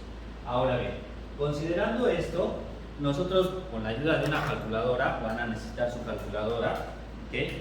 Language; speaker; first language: Spanish; native; Spanish